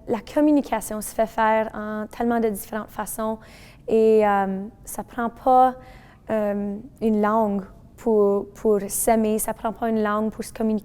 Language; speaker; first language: French; non-native, local second language; English